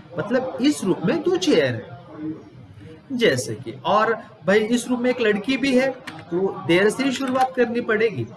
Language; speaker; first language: Hindi; non-native, local second language; Gujarati